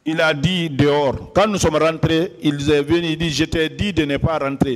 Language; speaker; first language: French; non-native, local second language; Fula